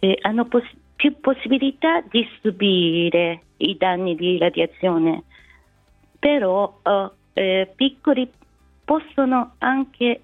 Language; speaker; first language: Italian; non-native, fluent; Japanese